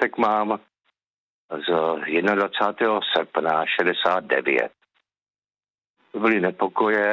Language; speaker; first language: Czech; native; Czech